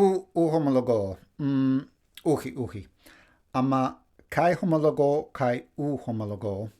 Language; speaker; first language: Greek; non-native, fluent; English